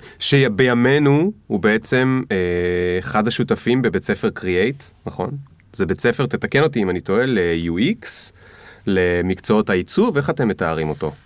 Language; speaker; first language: Hebrew; native; Hebrew